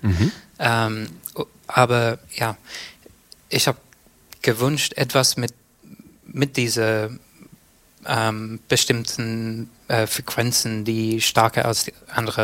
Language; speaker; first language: German; non-native, learner; English